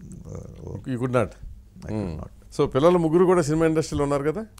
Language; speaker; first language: Telugu; native; Telugu